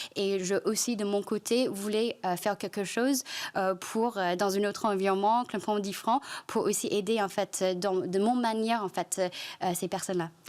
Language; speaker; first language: French; non-native, fluent; Chinese